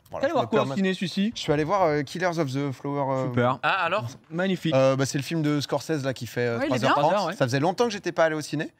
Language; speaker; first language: French; native; French